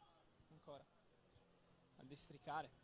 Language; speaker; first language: Italian; native; Italian